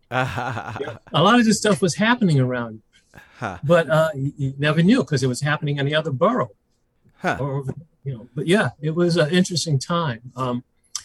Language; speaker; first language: English; native; English